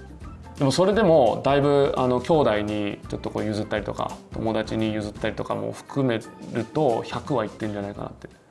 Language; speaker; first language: Japanese; native; Japanese